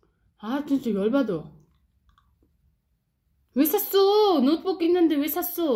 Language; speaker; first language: Korean; non-native, fluent; Uzbek